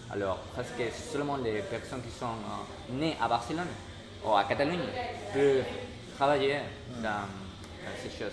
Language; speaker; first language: French; non-native, learner; Spanish